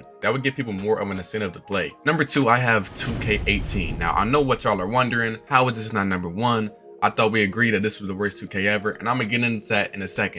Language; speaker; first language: English; native; English